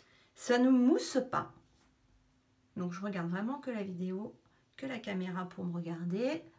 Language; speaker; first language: French; native; French